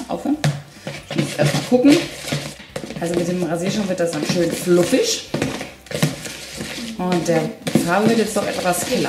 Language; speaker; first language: German; native; German